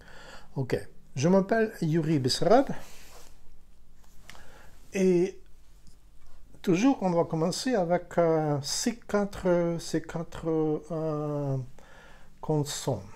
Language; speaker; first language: French; non-native, learner; Ukrainian